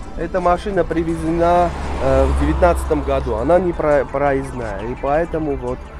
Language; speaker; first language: Russian; non-native, local second language; Armenian